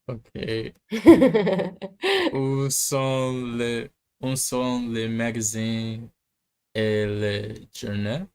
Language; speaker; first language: French; non-native, learner; English